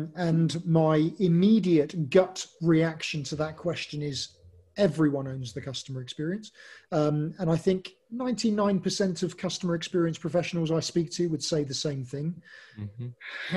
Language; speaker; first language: English; native; English